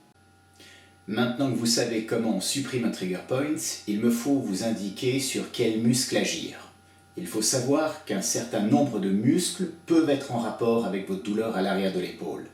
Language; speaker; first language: French; native; French